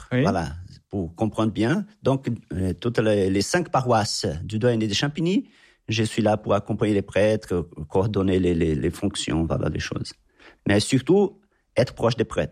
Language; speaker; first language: French; non-native, fluent; Portuguese